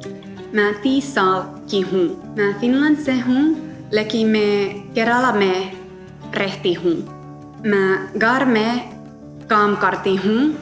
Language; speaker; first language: Hindi; non-native, learner; Finnish